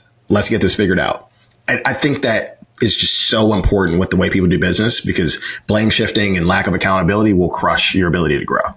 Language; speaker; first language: English; native; English